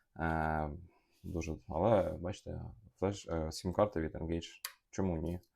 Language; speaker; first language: Ukrainian; non-native, local second language; Russian